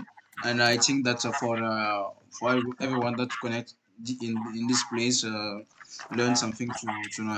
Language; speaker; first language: English; non-native, learner; French